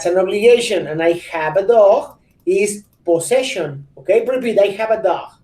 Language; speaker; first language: English; non-native, fluent; Spanish